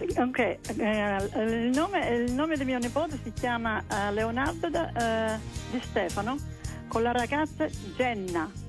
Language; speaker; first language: Italian; early bilingual, heritage; Italian